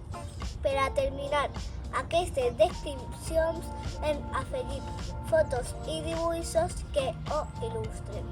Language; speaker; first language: Catalan; non-native, local second language; Spanish